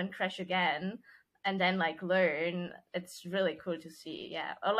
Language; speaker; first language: English; non-native, fluent; Czech